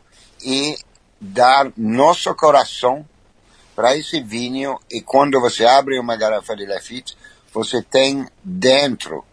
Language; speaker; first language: Portuguese; non-native, fluent; French